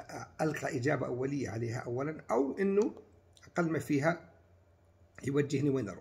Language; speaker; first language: Arabic; native; Arabic